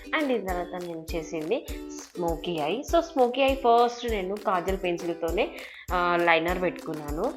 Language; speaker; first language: Telugu; non-native, local second language; Marathi